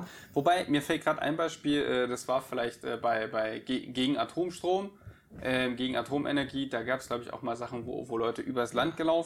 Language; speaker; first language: German; native; German